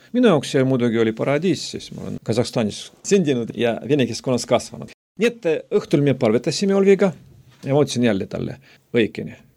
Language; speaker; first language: Estonian; non-native, local second language; Russian